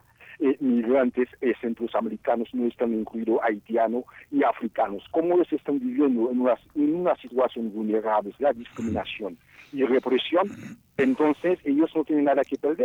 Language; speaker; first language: Spanish; non-native, fluent; Haitian Creole